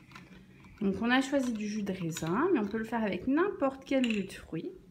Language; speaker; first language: French; native; French